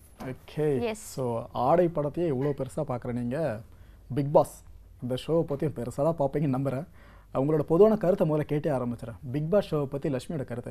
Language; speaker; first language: Tamil; native; Tamil